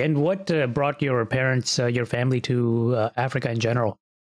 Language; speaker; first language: English; early bilingual, other home language; Urdu